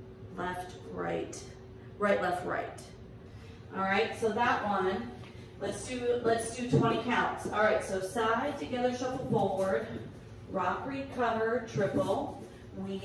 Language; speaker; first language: English; native; English